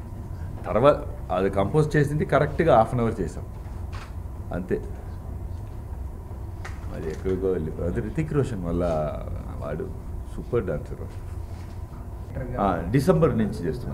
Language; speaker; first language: Telugu; non-native, learner; Tamil